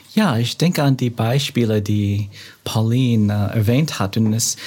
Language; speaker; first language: German; non-native, learner; English